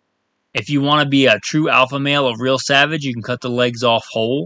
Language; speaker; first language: English; native; English